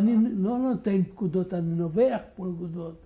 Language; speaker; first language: Hebrew; non-native, fluent; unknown